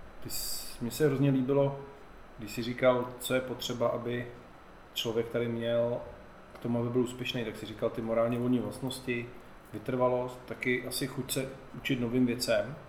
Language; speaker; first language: Czech; native; Czech